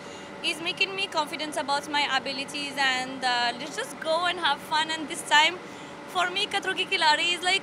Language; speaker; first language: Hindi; non-native, learner; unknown